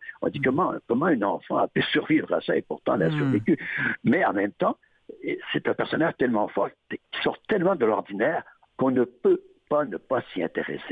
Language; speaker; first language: French; native; French